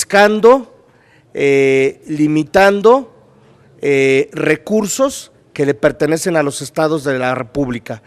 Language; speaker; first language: Spanish; native; Spanish